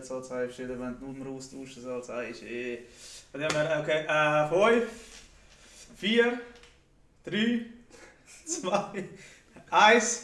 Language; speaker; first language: German; native; German